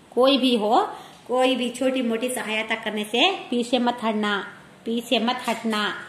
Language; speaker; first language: Hindi; non-native, local second language; Kannada